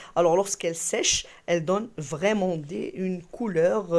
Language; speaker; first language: French; non-native, local second language; Arabic